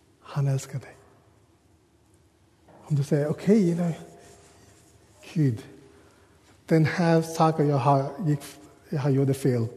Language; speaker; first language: Swedish; non-native, learner; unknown